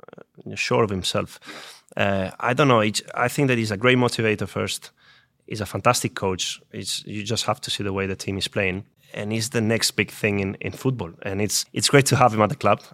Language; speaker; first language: English; non-native, fluent; Spanish